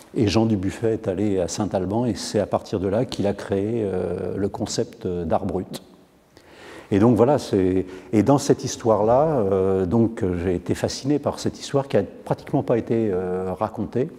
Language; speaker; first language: French; native; French